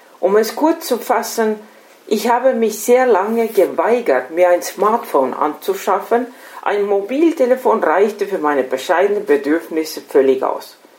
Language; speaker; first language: German; non-native, fluent; Estonian